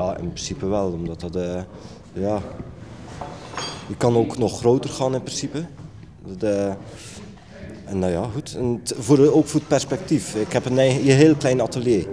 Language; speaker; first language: Dutch; native; Dutch